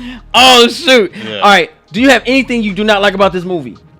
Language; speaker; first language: English; native; English